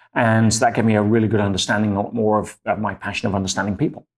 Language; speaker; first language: English; native; English